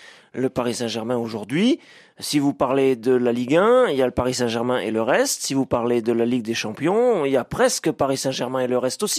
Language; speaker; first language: French; native; French